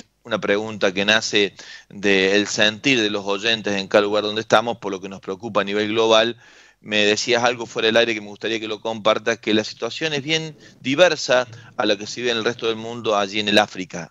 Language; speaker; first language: Spanish; native; Spanish